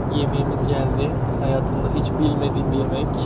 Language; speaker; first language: Turkish; native; Turkish